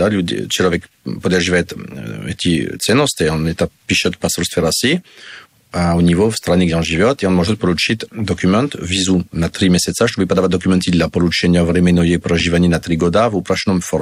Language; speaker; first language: Russian; non-native, learner; French